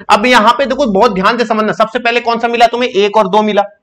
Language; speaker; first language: Hindi; native; Hindi